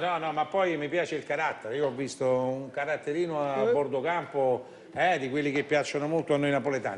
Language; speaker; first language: Italian; native; Italian